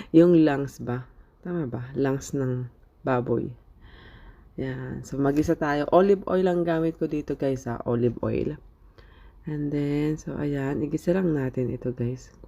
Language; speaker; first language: Filipino; native; Filipino